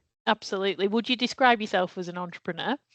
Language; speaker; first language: English; native; English